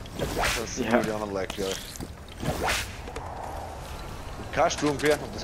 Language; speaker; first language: German; native; German